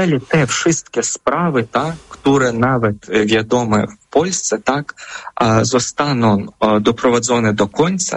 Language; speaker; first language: Polish; non-native, fluent; Ukrainian